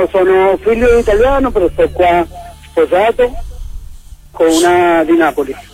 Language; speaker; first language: Italian; early bilingual, heritage; Spanish